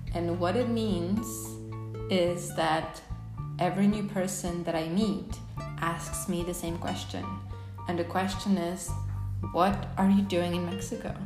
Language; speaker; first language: English; non-native, fluent; Polish